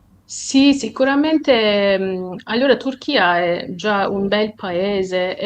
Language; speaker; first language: Italian; non-native, fluent; Turkish